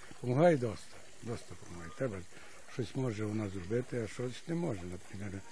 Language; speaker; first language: Ukrainian; early bilingual, heritage; Ukrainian